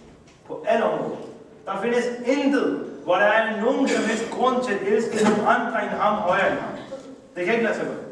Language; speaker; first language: Danish; early bilingual, other home language; Urdu